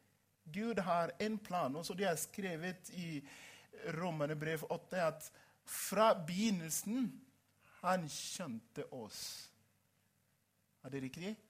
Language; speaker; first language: Norwegian; non-native, fluent; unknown